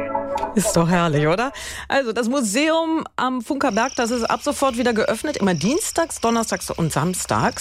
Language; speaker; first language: German; native; German